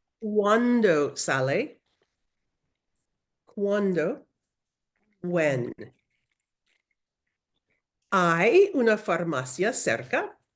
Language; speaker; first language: Spanish; non-native, learner; English